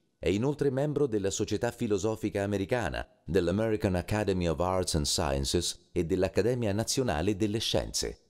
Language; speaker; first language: Italian; native; Italian